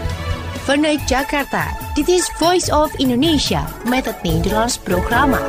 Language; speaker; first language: Dutch; non-native, fluent; Indonesian